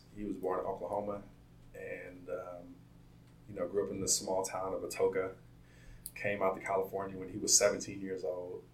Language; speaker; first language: English; native; English